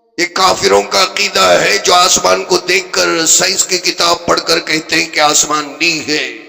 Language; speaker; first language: Urdu; native; Urdu